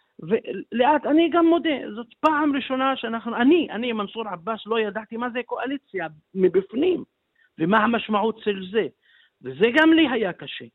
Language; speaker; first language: Hebrew; non-native, local second language; Arabic